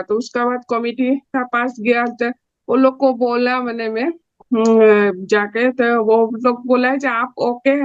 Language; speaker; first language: Hindi; non-native, local second language; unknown